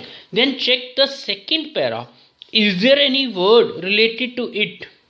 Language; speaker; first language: English; non-native, local second language; Hindi